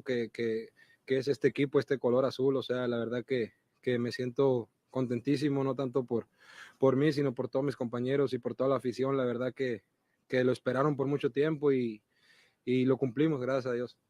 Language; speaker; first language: Spanish; native; Spanish